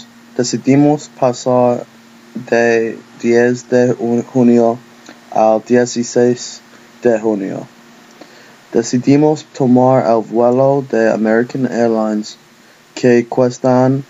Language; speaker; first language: Spanish; non-native, learner; English